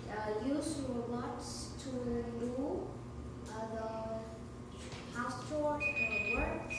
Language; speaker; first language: English; non-native, learner; Vietnamese